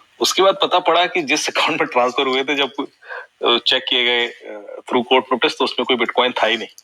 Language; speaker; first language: Hindi; native; Hindi